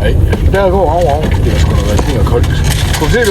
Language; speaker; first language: Danish; native; Danish